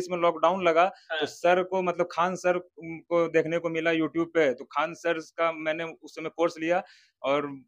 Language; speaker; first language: Hindi; native; Hindi